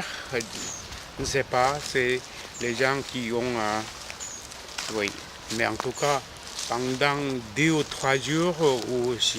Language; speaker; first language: French; non-native, fluent; Korean